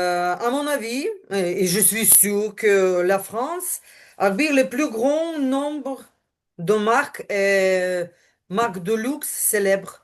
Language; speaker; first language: French; non-native, learner; Ukrainian